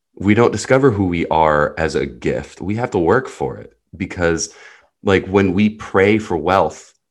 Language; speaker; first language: English; early bilingual, other home language; Hebrew